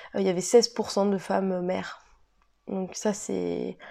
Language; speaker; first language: French; native; French